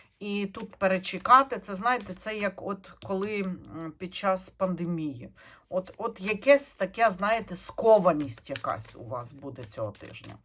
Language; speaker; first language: Ukrainian; non-native, local second language; Russian